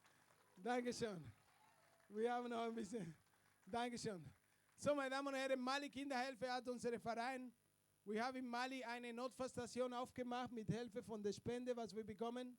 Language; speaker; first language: German; non-native, fluent; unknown